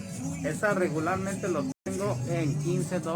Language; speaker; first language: Spanish; native; Spanish